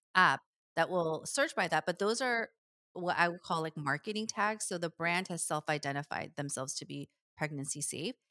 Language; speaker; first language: English; early bilingual, other home language; Korean